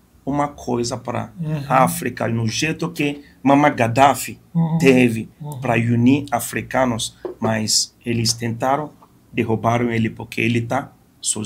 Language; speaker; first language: Portuguese; non-native, fluent; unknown